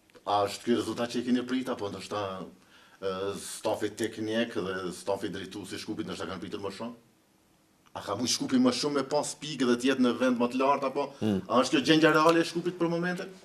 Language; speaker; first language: Albanian; native; Albanian